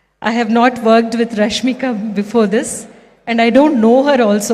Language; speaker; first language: English; non-native, local second language; Telugu